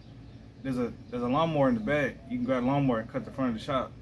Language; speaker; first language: English; native; English